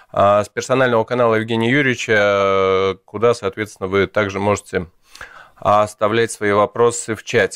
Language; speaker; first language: Russian; native; Russian